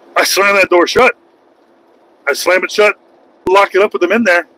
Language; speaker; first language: English; native; English